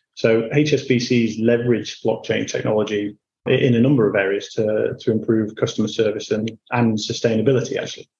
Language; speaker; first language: English; native; English